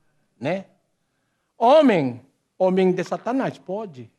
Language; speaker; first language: Portuguese; non-native, learner; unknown